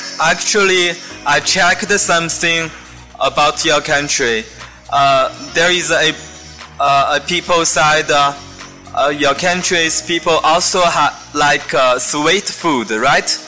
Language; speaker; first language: English; non-native, fluent; Chinese